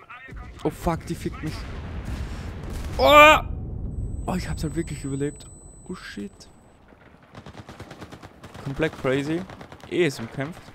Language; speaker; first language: German; native; German